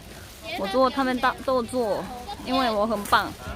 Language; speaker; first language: Chinese; non-native, learner; Korean